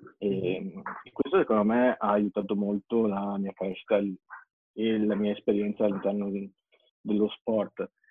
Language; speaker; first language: Italian; native; Italian